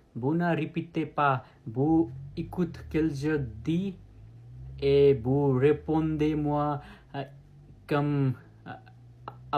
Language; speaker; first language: French; non-native, learner; Nepali